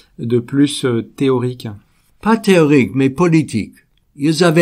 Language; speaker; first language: French; native; French